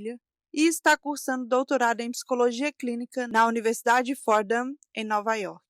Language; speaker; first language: Portuguese; native; Portuguese